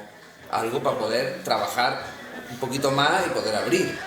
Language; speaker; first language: Spanish; native; Spanish